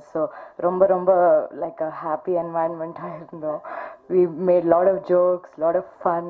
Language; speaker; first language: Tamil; non-native, fluent; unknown